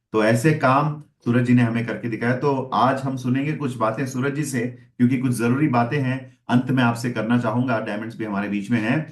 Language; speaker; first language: Hindi; non-native, local second language; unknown